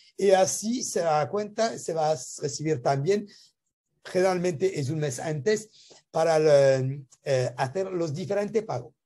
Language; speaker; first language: Spanish; non-native, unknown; French